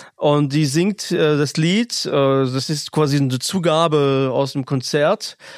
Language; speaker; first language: German; non-native, fluent; French